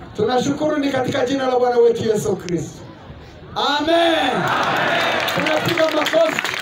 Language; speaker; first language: Swahili; non-native, local second language; Kinyarwanda